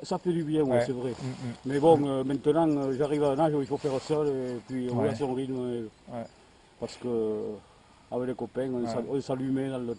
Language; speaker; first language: French; native; French